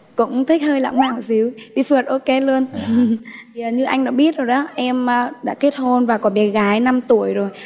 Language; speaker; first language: Vietnamese; native; Vietnamese